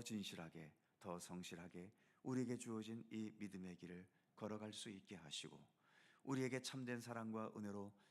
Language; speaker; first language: Korean; native; Korean